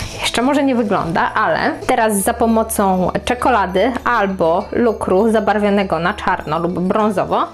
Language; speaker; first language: Polish; native; Polish